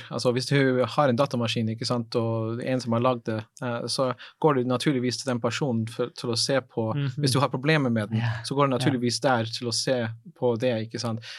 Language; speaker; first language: Norwegian; non-native, fluent; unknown